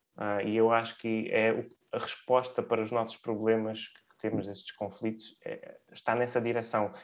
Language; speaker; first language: Portuguese; early bilingual, other home language; Russian